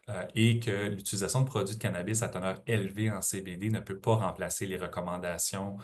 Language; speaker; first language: French; native; French